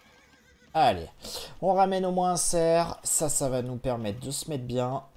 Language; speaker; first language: French; native; French